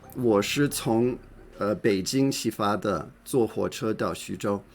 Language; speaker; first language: Chinese; non-native, fluent; English